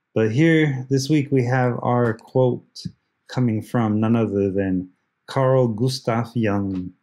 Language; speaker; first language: English; early bilingual, other home language; Spanish